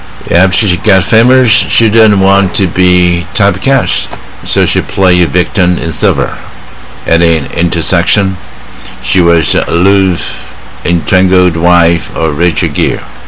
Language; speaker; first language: English; non-native, fluent; Chinese